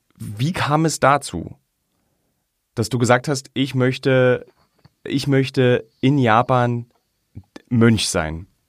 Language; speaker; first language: German; native; German